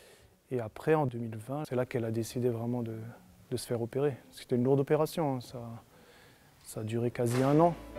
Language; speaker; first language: French; native; French